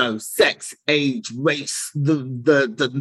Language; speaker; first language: English; native; English